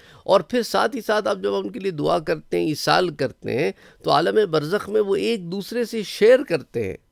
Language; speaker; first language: Urdu; native; Urdu